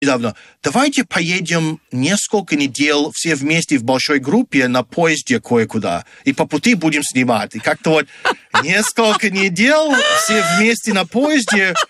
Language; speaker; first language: Russian; non-native, fluent; English